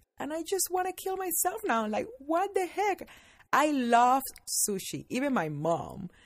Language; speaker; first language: English; non-native, fluent; Spanish